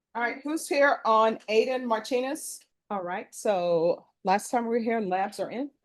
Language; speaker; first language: English; native; English